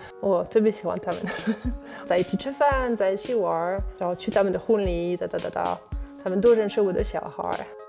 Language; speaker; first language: Chinese; non-native, fluent; French